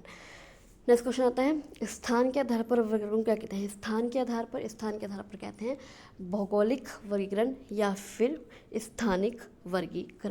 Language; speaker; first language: Hindi; native; Hindi